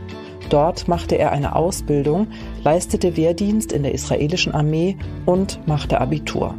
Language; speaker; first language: German; native; German